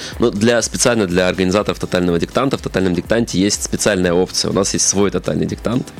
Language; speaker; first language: Russian; native; Russian